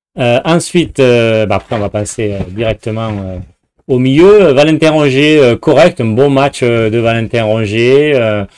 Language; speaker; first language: French; native; French